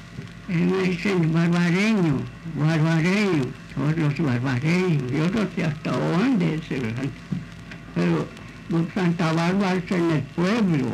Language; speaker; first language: Spanish; non-native, local second language; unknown